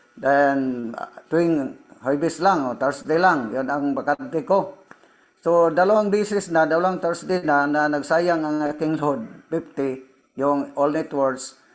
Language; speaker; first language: Filipino; non-native, local second language; Cebuano